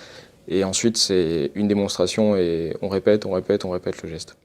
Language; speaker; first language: French; native; French